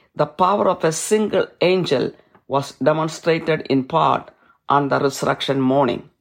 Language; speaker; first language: English; non-native, local second language; Malayalam